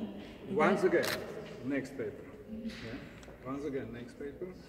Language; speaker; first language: English; non-native, learner; Slovak